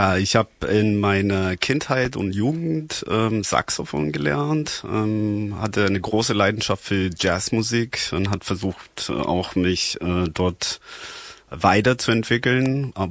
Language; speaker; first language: German; non-native, fluent; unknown